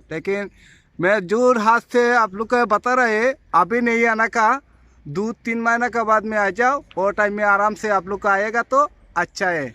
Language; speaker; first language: Hindi; non-native, local second language; Bangla